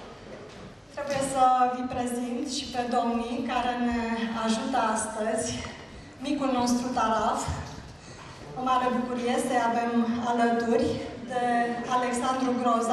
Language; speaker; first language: Romanian; native; Romanian